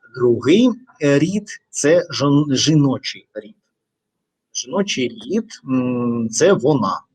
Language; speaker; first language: Ukrainian; non-native, local second language; Russian